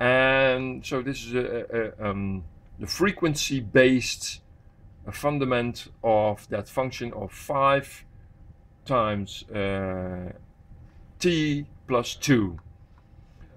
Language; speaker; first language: English; non-native, fluent; Dutch